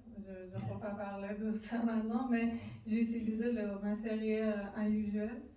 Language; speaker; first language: French; non-native, learner; Persian